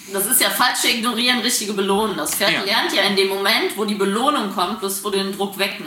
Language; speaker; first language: German; native; German